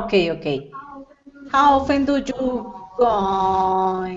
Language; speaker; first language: English; non-native, learner; Spanish